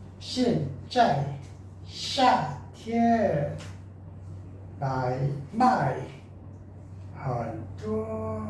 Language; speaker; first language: Chinese; non-native, learner; Korean